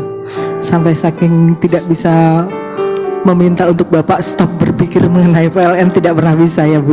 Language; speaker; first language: Indonesian; native; Indonesian